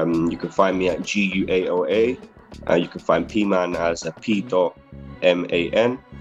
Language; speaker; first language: English; early bilingual, other home language; Spanish